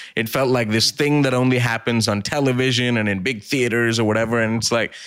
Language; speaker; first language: English; early bilingual, other home language; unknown